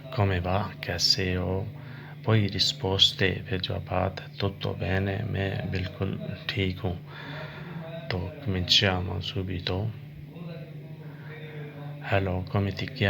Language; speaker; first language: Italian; non-native, learner; Urdu